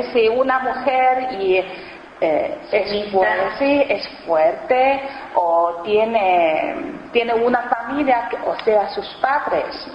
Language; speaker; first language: Spanish; non-native, learner; Chinese